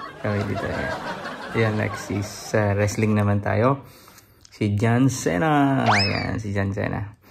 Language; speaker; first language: Filipino; non-native, local second language; Hiligaynon